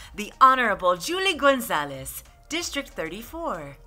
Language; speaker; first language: English; native; English